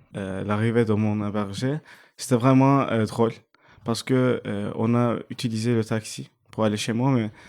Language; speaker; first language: French; non-native, fluent; Turkish